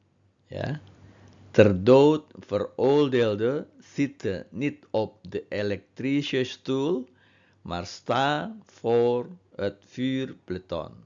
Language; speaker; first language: Dutch; non-native, fluent; Indonesian